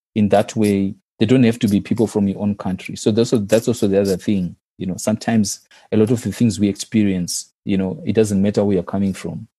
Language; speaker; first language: English; non-native, local second language; Shona